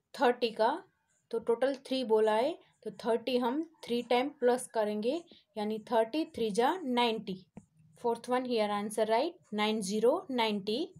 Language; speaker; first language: Hindi; non-native, local second language; Gujarati